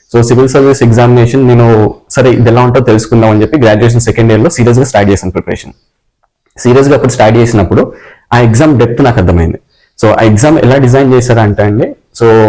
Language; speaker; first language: Telugu; native; Telugu